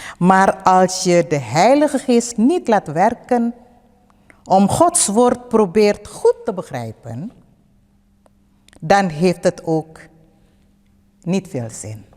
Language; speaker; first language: Dutch; early bilingual, other home language; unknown